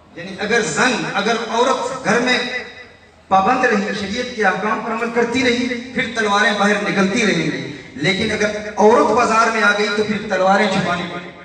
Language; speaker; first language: Urdu; early bilingual, heritage; Urdu